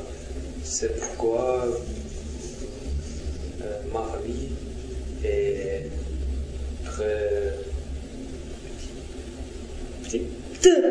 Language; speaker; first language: French; non-native, learner; Russian